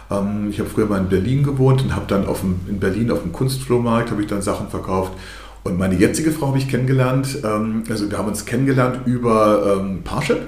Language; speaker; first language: German; early bilingual, other home language; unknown